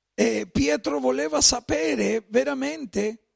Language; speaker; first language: Italian; non-native, fluent; Spanish